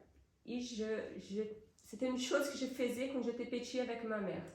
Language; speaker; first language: French; non-native, fluent; Portuguese